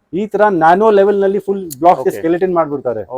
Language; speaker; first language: Kannada; non-native, local second language; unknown